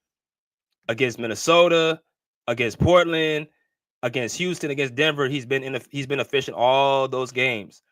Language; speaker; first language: English; native; English